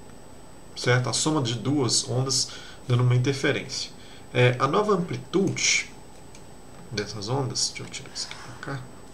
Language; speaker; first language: Portuguese; native; Portuguese